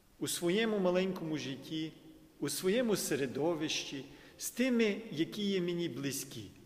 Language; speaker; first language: Ukrainian; early bilingual, heritage; Ukrainian